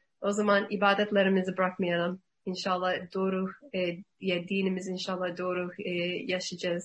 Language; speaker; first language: Turkish; non-native, learner; English